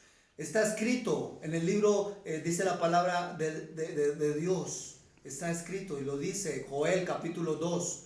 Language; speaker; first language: Spanish; native; Spanish